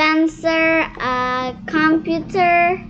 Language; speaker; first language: English; non-native, learner; Indonesian